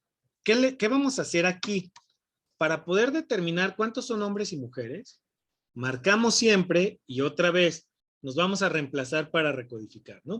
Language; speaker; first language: Spanish; native; Spanish